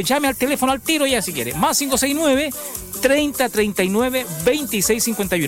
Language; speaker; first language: Spanish; native; Spanish